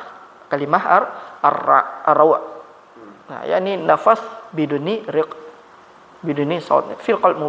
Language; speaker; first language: Arabic; non-native, fluent; Malay